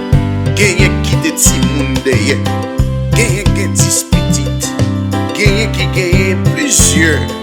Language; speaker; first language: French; non-native, learner; Haitian Creole